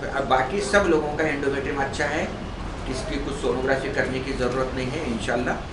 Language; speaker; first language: Hindi; non-native, local second language; Marathi